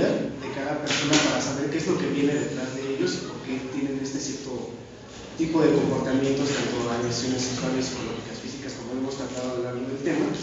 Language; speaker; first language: Spanish; native; Spanish